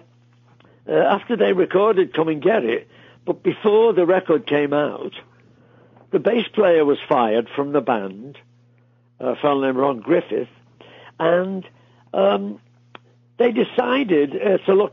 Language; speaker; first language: English; native; English